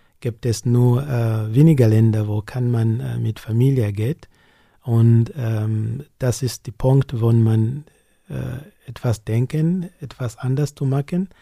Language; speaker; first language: German; non-native, learner; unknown